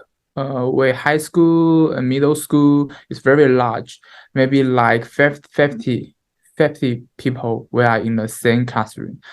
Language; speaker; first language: English; non-native, learner; Chinese